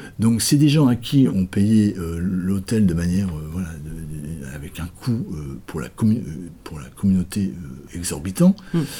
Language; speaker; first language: French; native; French